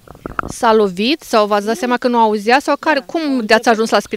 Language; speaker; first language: Romanian; native; Romanian